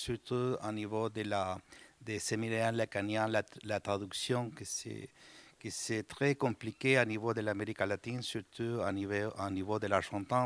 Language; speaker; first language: French; non-native, learner; Spanish